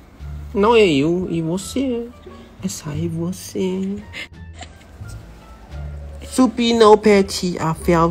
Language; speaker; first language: Portuguese; non-native, learner; Chinese